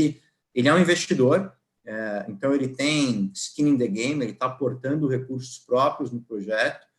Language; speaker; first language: Portuguese; native; Portuguese